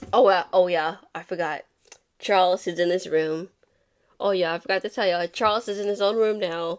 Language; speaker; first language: English; native; English